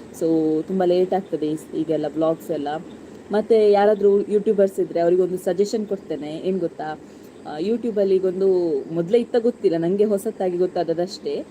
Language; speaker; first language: Kannada; non-native, local second language; Tulu